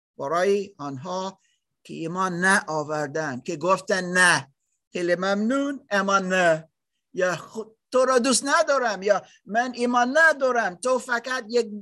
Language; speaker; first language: Persian; non-native, learner; German